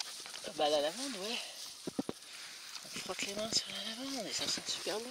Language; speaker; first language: French; native; French